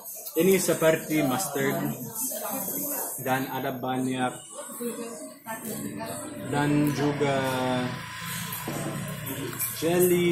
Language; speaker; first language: Indonesian; non-native, learner; English